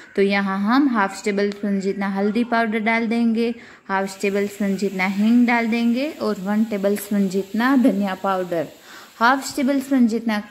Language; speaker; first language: Hindi; non-native, local second language; Gujarati